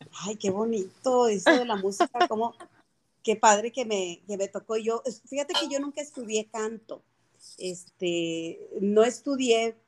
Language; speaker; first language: Spanish; native; Spanish